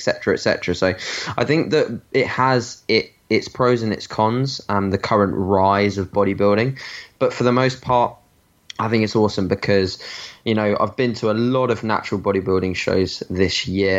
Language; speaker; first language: English; native; English